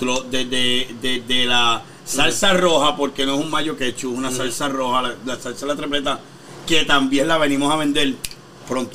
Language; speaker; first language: Spanish; native; Spanish